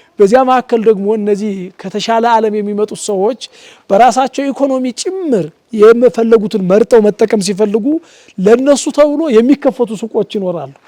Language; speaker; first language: Amharic; native; Amharic